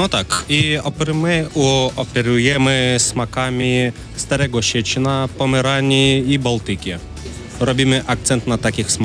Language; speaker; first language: Polish; non-native, fluent; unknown